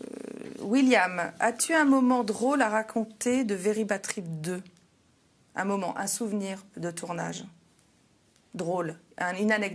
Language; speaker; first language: French; native; French